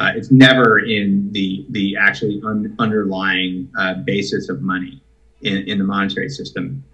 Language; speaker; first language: English; native; English